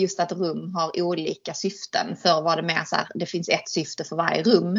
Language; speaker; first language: Swedish; native; Swedish